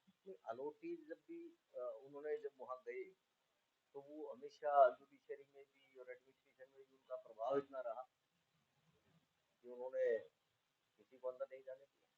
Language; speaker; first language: Hindi; native; Hindi